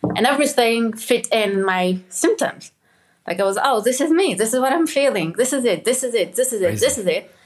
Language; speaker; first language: English; non-native, fluent; Arabic